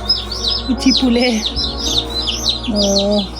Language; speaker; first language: French; native; French